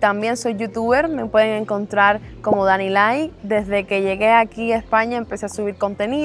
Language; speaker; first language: Spanish; native; Spanish